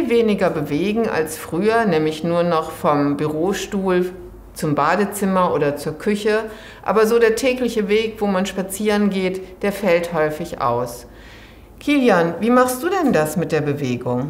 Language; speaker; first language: German; native; German